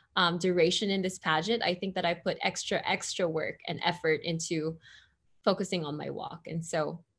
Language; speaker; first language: English; non-native, local second language; Filipino